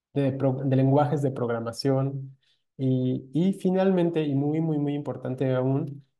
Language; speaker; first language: Spanish; native; Spanish